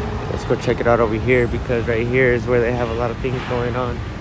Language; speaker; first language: English; early bilingual, other home language; Spanish